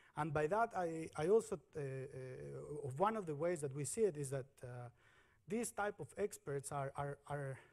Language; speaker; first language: English; non-native, fluent; Spanish